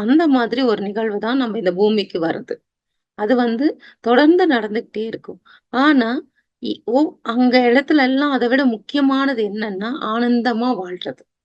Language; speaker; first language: Tamil; native; Tamil